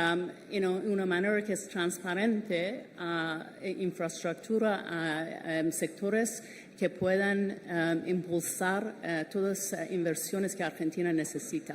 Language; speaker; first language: Spanish; non-native, fluent; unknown